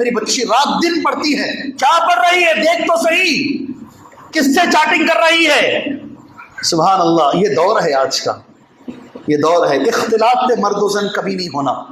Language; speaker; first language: Urdu; native; Urdu